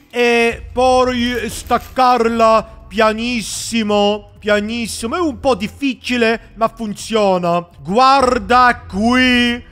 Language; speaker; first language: Italian; non-native, learner; Swedish